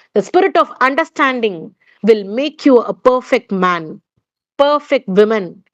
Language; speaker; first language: English; non-native, local second language; Tamil